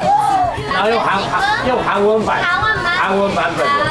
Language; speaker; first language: Chinese; native; Chinese